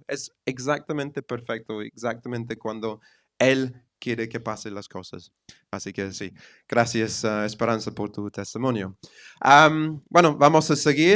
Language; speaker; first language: Spanish; non-native, fluent; English